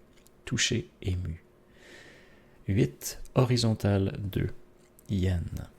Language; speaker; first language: French; native; French